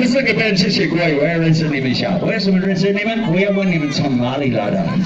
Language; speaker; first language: Chinese; non-native, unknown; English